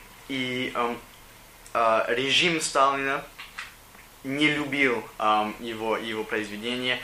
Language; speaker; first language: Russian; non-native, learner; English